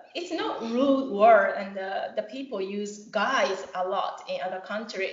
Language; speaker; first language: English; non-native, fluent; Japanese